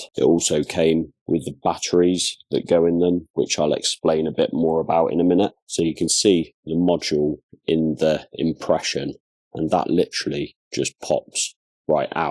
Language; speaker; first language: English; native; English